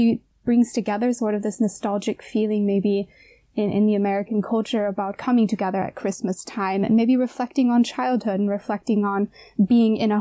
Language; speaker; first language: English; native; English